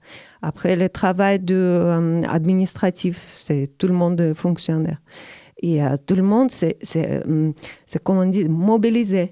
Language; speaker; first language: French; non-native, learner; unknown